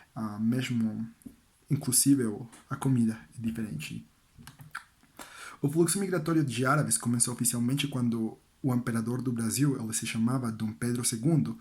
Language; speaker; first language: Portuguese; non-native, learner; Spanish